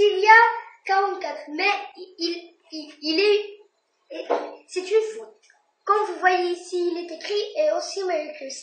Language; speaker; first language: French; non-native, learner; Arabic